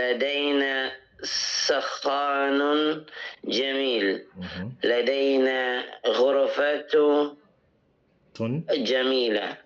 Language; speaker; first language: Arabic; non-native, learner; English